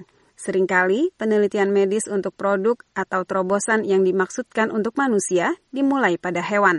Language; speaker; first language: Indonesian; native; Indonesian